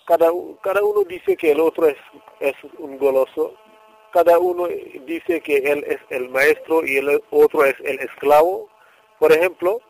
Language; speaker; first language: Spanish; non-native, fluent; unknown